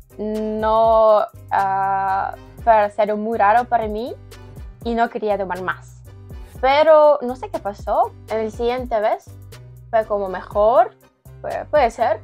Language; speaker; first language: Spanish; non-native, learner; Ukrainian